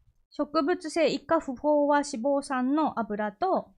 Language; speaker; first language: Japanese; non-native, fluent; Korean